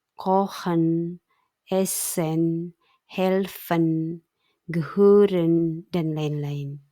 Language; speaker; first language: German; non-native, fluent; Indonesian